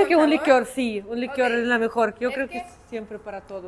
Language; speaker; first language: Spanish; non-native, fluent; Russian